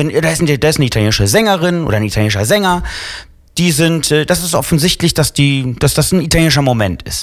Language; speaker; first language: German; non-native, fluent; Italian